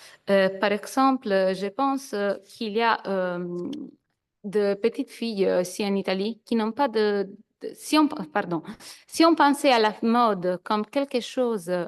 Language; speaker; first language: French; non-native, fluent; Italian